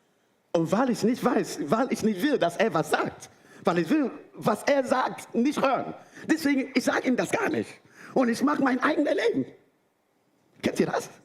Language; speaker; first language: German; non-native, fluent; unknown